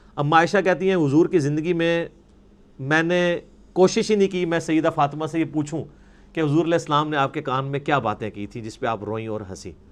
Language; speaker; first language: Urdu; non-native, local second language; Punjabi